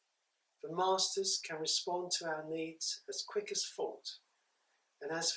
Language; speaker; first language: English; native; English